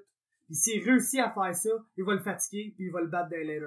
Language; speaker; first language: French; native; French